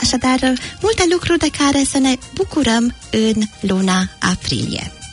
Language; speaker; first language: Romanian; native; Romanian